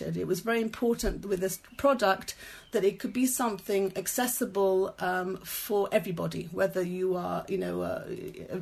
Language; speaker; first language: English; native; English